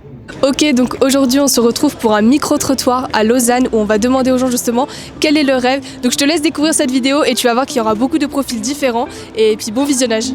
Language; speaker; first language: French; native; French